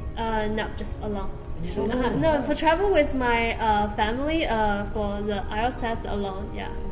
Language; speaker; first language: English; non-native, learner; Chinese